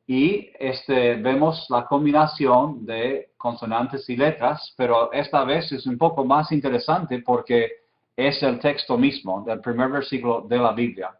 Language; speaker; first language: Spanish; non-native, fluent; English